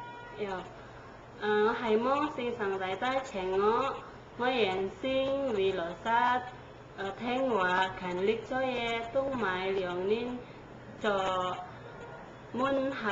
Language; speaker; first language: Cantonese; non-native, learner; Indonesian